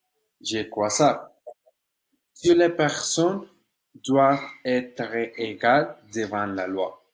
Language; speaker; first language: French; non-native, learner; Spanish